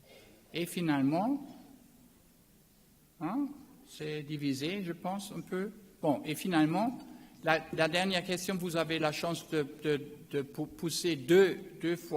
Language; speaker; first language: French; non-native, learner; German